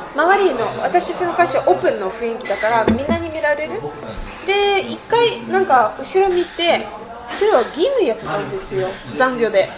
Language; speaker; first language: Japanese; non-native, fluent; Russian